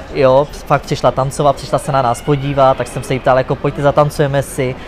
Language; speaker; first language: Czech; native; Czech